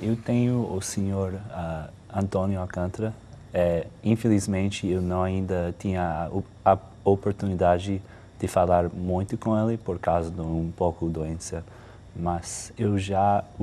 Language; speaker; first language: Portuguese; non-native, learner; English